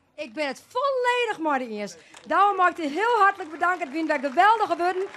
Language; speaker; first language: Dutch; non-native, fluent; Thai